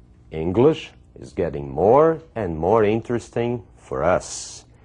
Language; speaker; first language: English; non-native, fluent; Portuguese